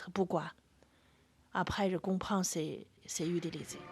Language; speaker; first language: French; non-native, fluent; Chinese